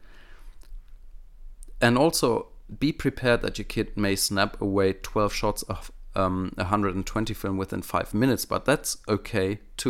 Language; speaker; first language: English; non-native, fluent; German